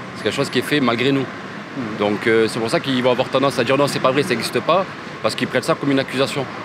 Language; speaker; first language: French; native; French